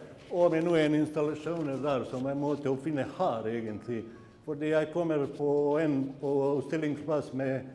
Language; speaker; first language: Norwegian; non-native, fluent; Bosnian